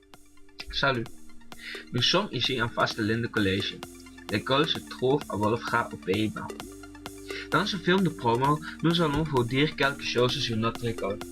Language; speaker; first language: French; non-native, learner; Dutch